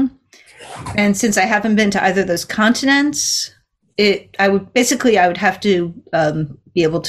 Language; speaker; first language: English; native; English